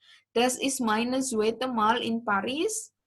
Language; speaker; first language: German; non-native, learner; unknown